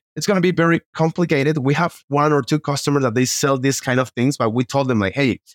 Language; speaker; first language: English; non-native, fluent; Spanish